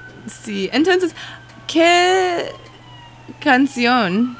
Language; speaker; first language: Spanish; non-native, learner; English